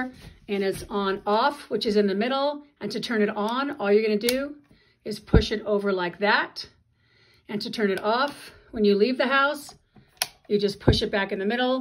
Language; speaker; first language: English; native; English